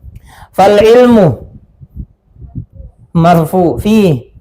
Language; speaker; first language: Arabic; non-native, fluent; Indonesian